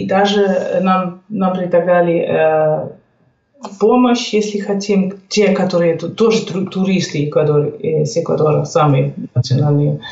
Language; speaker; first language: Russian; non-native, fluent; German